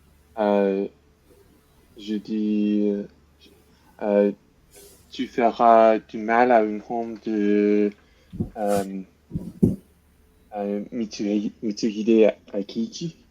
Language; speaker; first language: French; non-native, learner; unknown